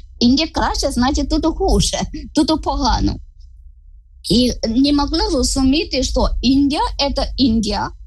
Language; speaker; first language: Ukrainian; non-native, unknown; Malayalam